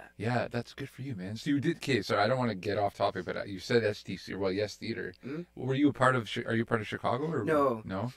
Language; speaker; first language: English; native; English